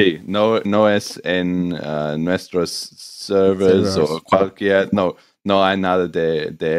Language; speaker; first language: Spanish; non-native, learner; English